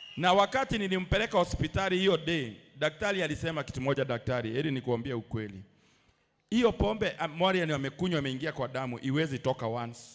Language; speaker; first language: Swahili; non-native, local second language; Masai